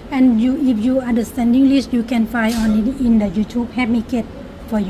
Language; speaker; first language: English; non-native, learner; Thai